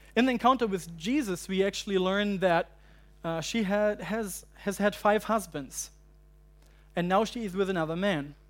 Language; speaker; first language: English; non-native, fluent; German